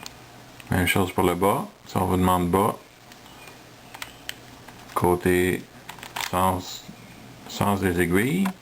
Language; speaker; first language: French; native; French